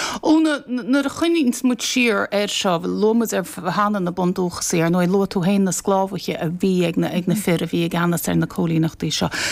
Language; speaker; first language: Irish; native; Irish